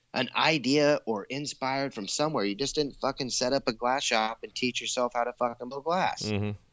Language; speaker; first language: English; native; English